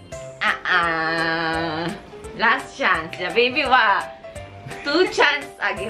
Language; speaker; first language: Japanese; non-native, fluent; Filipino